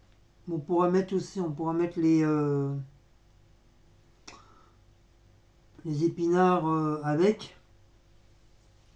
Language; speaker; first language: French; native; French